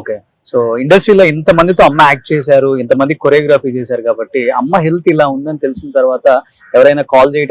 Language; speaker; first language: Telugu; native; Telugu